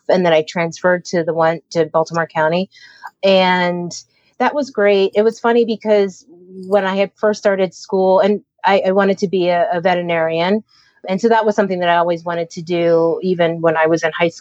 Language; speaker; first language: English; native; English